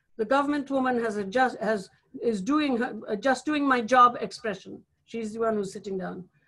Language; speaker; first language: English; non-native, local second language; Bangla